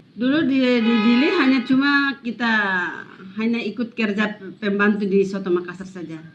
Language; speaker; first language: Indonesian; non-native, local second language; Tetum